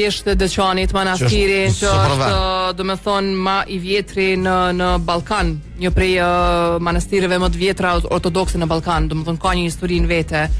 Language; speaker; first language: Albanian; native; Albanian